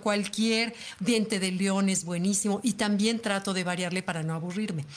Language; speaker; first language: Spanish; native; Spanish